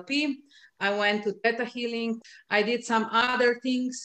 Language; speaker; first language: English; non-native, fluent; Slovenian